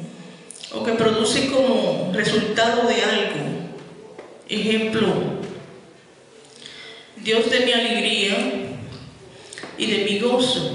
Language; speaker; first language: Spanish; native; Spanish